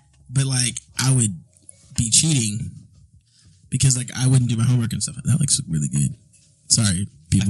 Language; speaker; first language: English; native; English